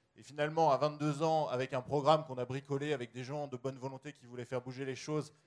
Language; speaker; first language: French; native; French